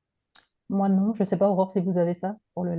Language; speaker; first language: French; native; French